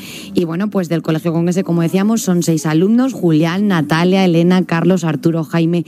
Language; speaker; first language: Spanish; native; Spanish